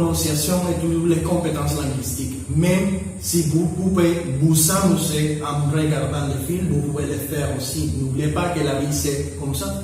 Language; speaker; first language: French; non-native, learner; Spanish